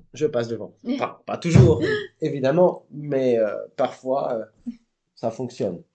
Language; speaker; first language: French; native; French